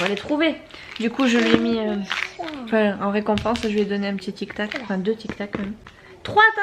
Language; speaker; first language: French; native; French